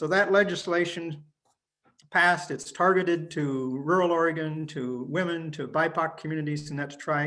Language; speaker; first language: English; native; English